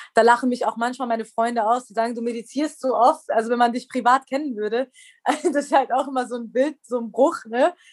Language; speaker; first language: German; early bilingual, other home language; Persian